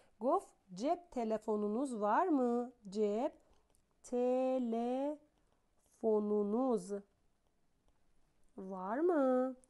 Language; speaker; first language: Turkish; non-native, fluent; Persian